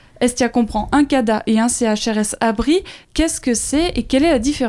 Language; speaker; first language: French; native; French